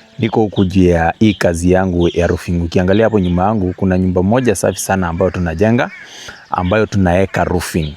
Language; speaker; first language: Swahili; native; Swahili